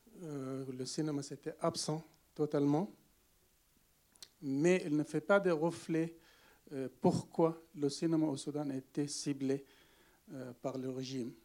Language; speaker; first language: French; non-native, learner; Arabic